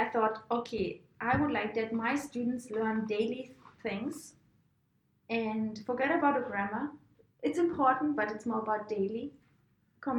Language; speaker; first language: English; non-native, fluent; German